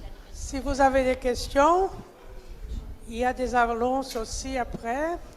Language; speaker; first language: French; non-native, fluent; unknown